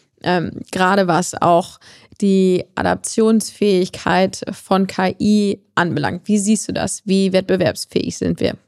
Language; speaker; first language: German; native; German